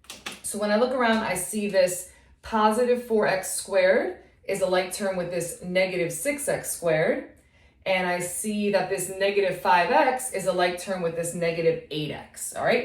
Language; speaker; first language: English; native; English